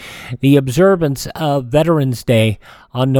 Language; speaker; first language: English; native; English